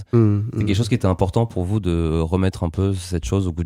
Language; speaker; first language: French; native; French